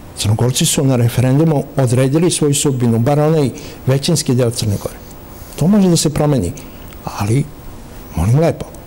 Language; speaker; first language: Serbian; native; Serbian